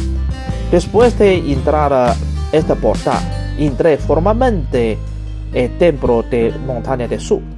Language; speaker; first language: Spanish; non-native, learner; Chinese